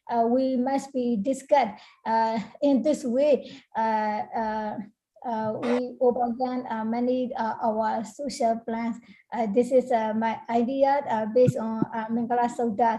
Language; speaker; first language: English; non-native, learner; Burmese